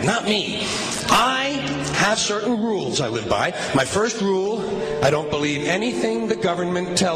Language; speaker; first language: English; native; English